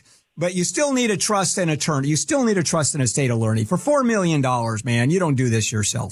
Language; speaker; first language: English; native; English